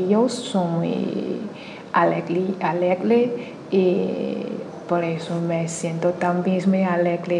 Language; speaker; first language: Spanish; non-native, learner; Chinese